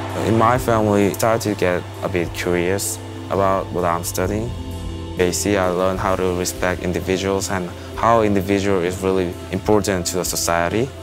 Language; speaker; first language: English; non-native, fluent; Korean